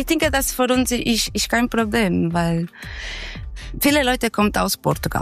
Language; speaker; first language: German; non-native, learner; Portuguese